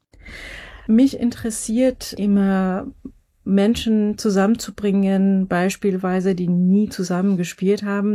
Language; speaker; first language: German; non-native, fluent; Persian